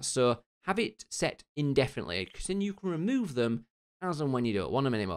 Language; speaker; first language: English; native; English